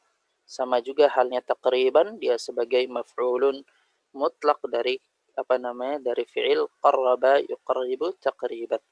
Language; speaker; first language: Indonesian; native; Indonesian